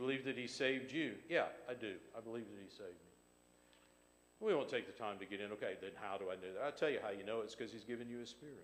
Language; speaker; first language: English; native; English